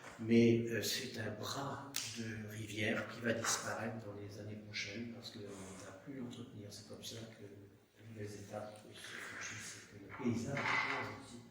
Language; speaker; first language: French; native; French